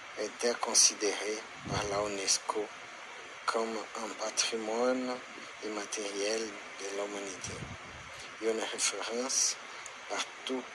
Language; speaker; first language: French; non-native, learner; Portuguese